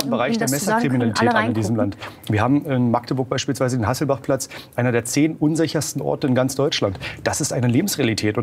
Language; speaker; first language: German; native; German